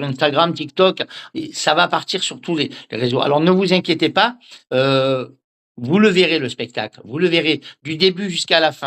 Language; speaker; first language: French; native; French